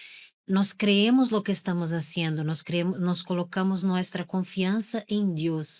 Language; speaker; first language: Spanish; non-native, learner; Portuguese